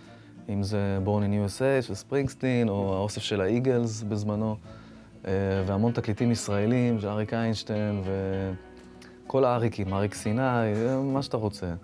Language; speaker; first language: Hebrew; native; Hebrew